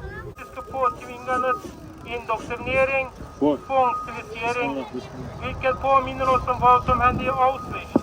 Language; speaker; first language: Swedish; non-native, fluent; Uyghur